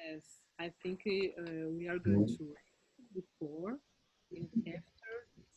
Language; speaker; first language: English; non-native, learner; Portuguese